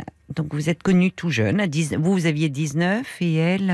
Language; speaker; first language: French; native; French